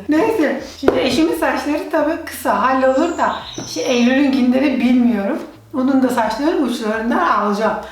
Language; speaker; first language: Turkish; native; Turkish